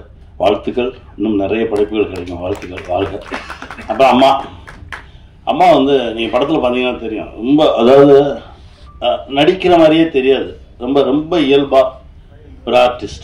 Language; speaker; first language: Tamil; native; Tamil